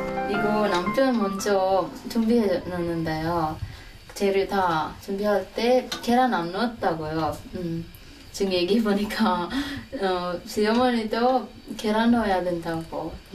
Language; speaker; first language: Korean; non-native, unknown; Sinhala